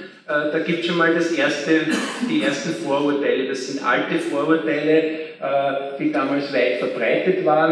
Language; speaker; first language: German; native; German